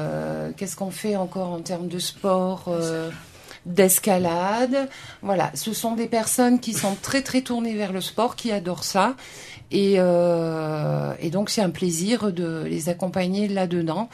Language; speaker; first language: French; native; French